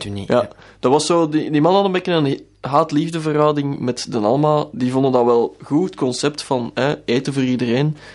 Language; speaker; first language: Dutch; native; Dutch